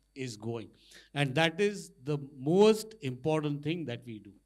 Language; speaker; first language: English; non-native, local second language; Marathi